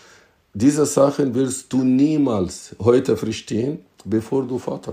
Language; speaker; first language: German; non-native, fluent; Arabic